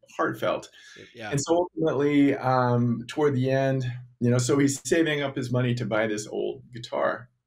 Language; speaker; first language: English; native; English